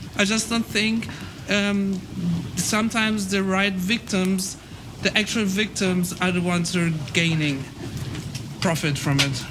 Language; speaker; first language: English; early bilingual, other home language; Persian